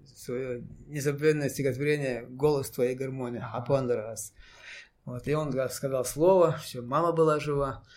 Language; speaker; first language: Russian; non-native, local second language; Chechen